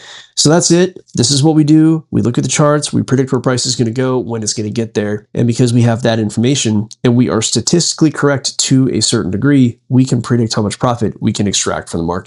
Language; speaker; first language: English; native; English